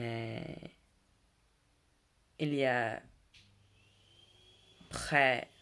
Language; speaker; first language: French; non-native, learner; English